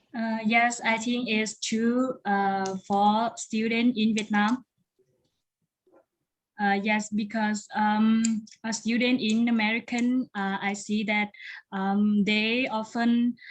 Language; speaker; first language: English; non-native, learner; Vietnamese